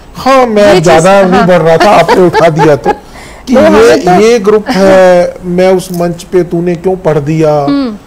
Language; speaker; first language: Hindi; native; Hindi